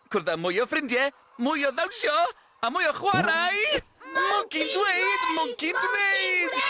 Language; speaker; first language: Welsh; native; Welsh